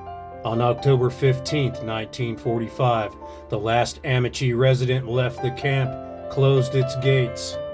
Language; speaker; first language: English; native; English